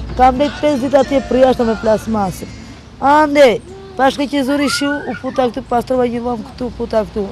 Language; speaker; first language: Albanian; non-native, local second language; Romany